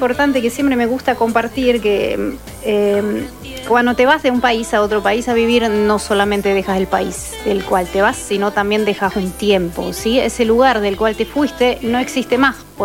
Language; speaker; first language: Spanish; non-native, fluent; German